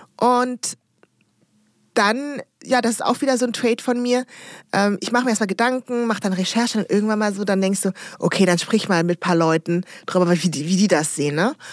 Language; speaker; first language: German; early bilingual, other home language; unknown